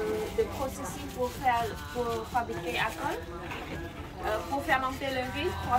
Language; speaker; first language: French; non-native, learner; Khmer